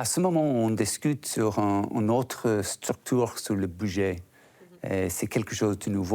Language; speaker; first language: French; non-native, fluent; English